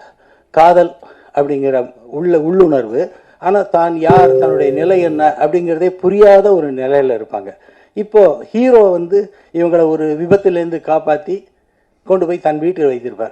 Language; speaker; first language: Tamil; native; Tamil